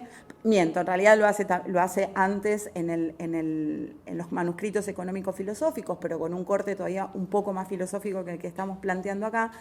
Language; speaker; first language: Spanish; native; Spanish